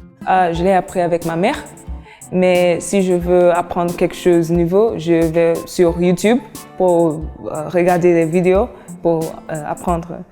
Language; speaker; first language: French; non-native, learner; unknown